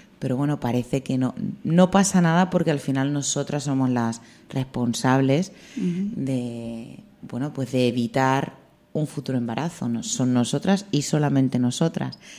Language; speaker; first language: Spanish; native; Spanish